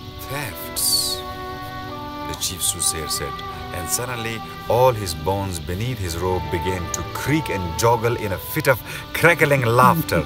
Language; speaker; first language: English; non-native, local second language; Hazaragi